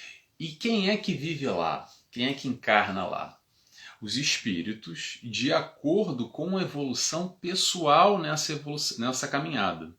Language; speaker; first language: Portuguese; native; Portuguese